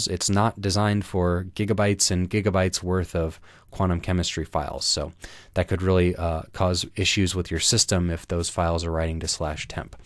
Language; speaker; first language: English; native; English